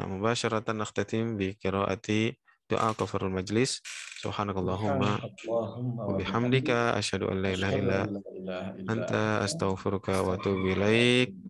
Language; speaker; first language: Arabic; non-native, fluent; Indonesian